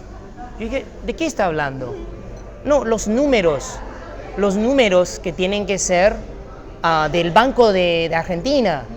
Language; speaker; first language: Spanish; non-native, fluent; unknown